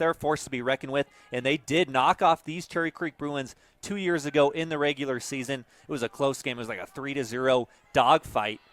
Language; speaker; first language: English; native; English